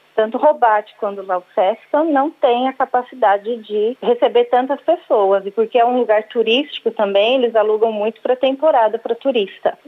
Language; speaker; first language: Portuguese; native; Portuguese